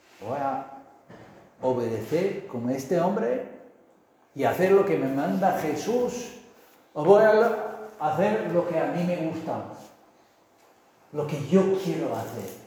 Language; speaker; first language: Spanish; non-native, fluent; English